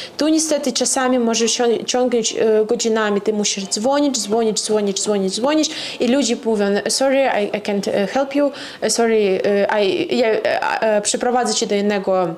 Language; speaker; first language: Polish; non-native, fluent; Russian